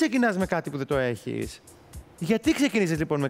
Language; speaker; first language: Greek; native; Greek